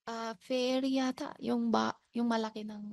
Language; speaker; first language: Filipino; non-native, learner; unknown